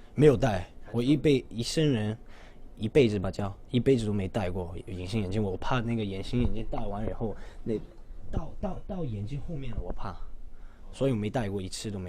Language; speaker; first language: Chinese; non-native, local second language; Cantonese